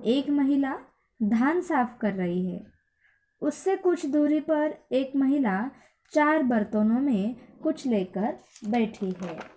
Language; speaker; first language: Hindi; non-native, local second language; Marathi